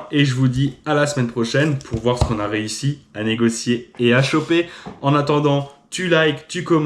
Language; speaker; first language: French; native; French